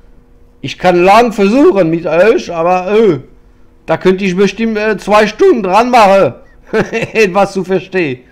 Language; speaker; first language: German; non-native, fluent; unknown